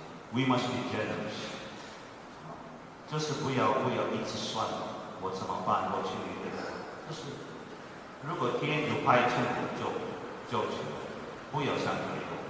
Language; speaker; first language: Chinese; non-native, fluent; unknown